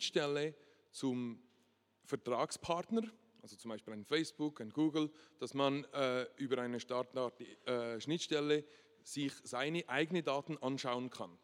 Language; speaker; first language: German; non-native, local second language; French